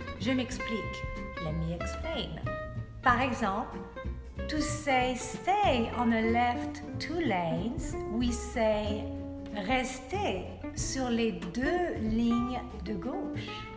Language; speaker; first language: French; native; French